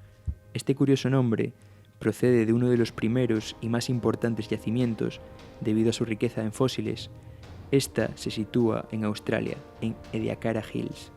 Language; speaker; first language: Spanish; native; Spanish